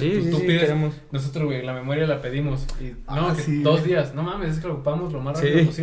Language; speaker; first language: Spanish; native; Spanish